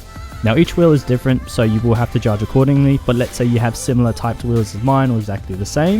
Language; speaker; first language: English; native; English